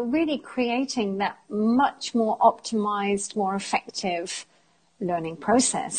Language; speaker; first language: English; native; English